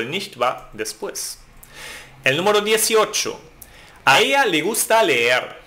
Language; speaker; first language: Spanish; non-native, fluent; German